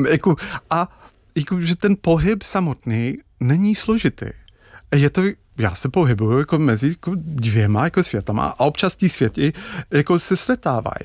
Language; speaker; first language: Czech; non-native, fluent; English